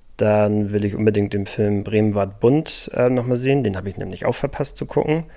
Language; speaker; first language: German; native; German